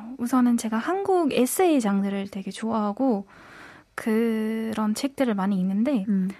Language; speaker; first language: Korean; non-native, fluent; Uzbek